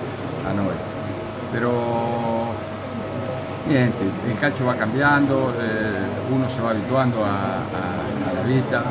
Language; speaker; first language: Italian; non-native, fluent; Spanish